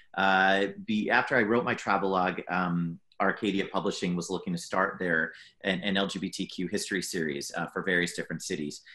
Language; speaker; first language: English; native; English